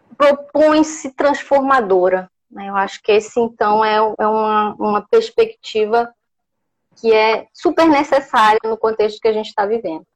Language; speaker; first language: Portuguese; native; Portuguese